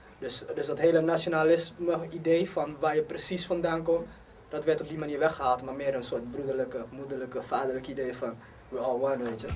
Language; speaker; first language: Dutch; early bilingual, other home language; Somali